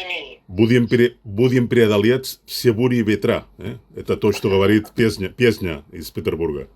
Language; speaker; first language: Russian; non-native, fluent; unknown